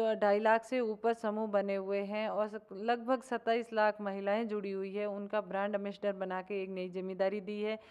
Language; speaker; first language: Hindi; native; Hindi